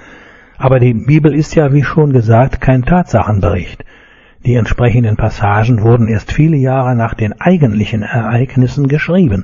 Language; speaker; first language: German; native; German